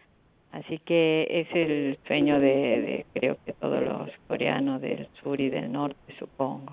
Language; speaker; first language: Spanish; non-native, fluent; Korean